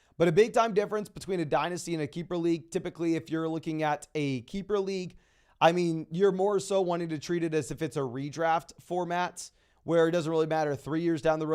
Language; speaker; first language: English; native; English